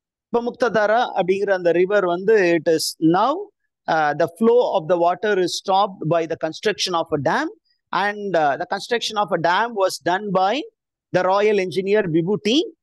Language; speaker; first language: English; non-native, local second language; Tamil